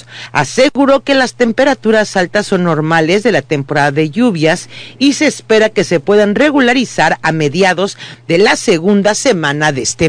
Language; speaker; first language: Spanish; native; Spanish